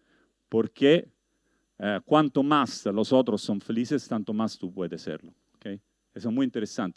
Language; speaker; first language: Spanish; non-native, learner; Italian